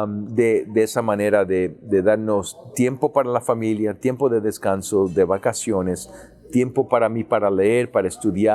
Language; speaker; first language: Spanish; early bilingual, heritage; English